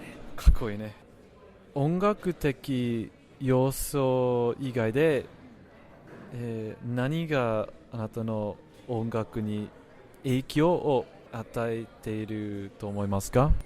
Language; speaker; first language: Japanese; non-native, fluent; English